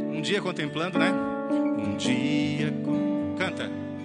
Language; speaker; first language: Portuguese; native; Portuguese